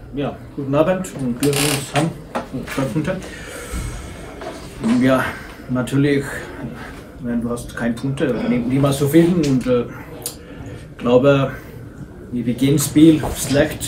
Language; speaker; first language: German; non-native, learner; Swedish